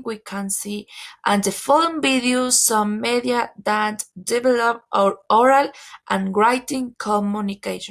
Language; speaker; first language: English; non-native, learner; Spanish